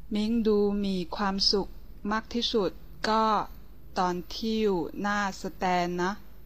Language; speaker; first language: Thai; non-native, learner; Chinese